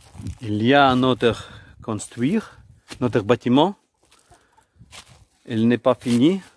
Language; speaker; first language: French; non-native, learner; Ukrainian